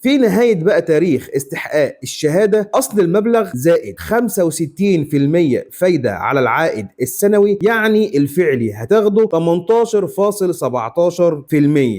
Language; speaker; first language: Arabic; native; Arabic